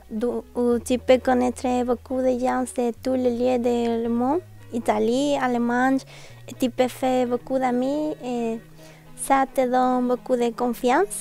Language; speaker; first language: French; non-native, learner; Spanish